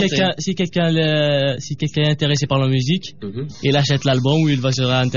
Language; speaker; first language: French; non-native, local second language; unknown